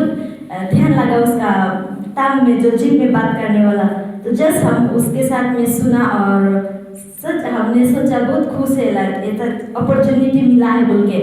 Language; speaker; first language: Hindi; non-native, local second language; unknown